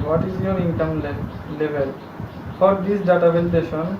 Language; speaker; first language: English; non-native, local second language; Bangla